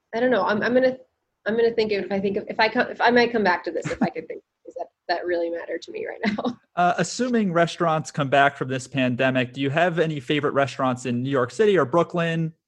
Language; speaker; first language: English; native; English